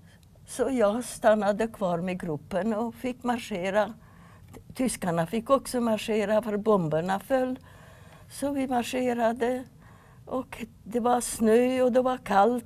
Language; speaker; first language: Swedish; non-native, fluent; Yiddish